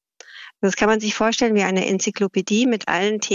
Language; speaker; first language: German; native; German